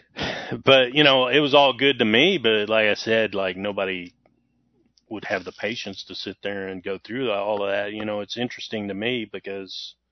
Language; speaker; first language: English; native; English